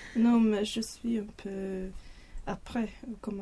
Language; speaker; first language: French; non-native, learner; Swedish